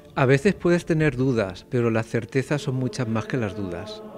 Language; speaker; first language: Spanish; native; Spanish